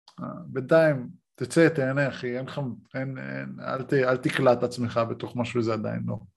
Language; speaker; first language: Hebrew; native; Hebrew